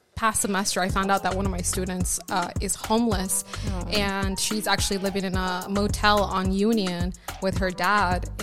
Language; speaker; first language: English; early bilingual, other home language; Spanish